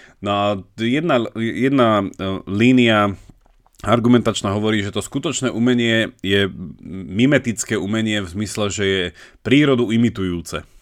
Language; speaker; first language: Slovak; native; Slovak